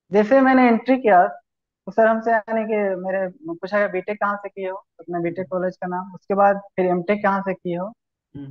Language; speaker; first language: Hindi; native; Hindi